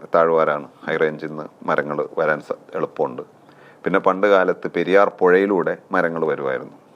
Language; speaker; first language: Malayalam; native; Malayalam